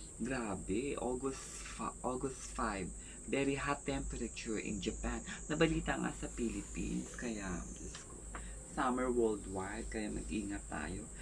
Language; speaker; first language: Filipino; native; Filipino